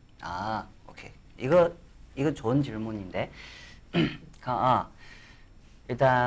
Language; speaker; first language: Korean; non-native, fluent; Chinese